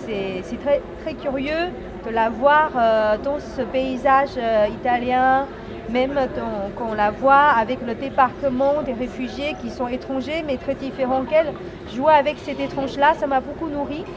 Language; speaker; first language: French; non-native, fluent; Chinese